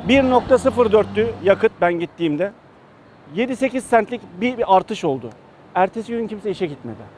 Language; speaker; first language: Turkish; early bilingual, heritage; Turkish